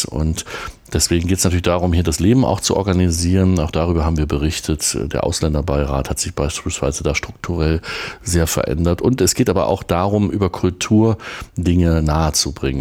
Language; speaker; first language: German; native; German